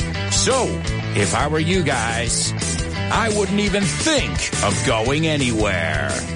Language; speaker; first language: English; early bilingual, other home language; Spanish